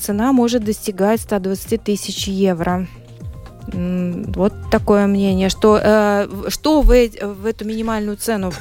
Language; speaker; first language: Russian; native; Russian